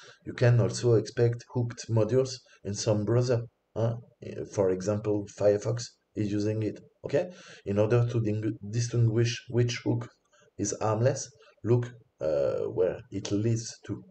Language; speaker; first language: English; non-native, fluent; French